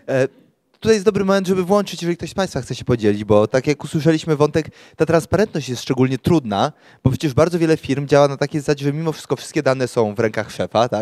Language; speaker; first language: Polish; native; Polish